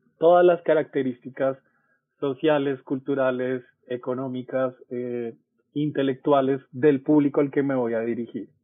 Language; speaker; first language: Spanish; native; Spanish